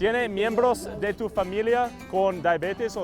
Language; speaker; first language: Spanish; non-native, learner; English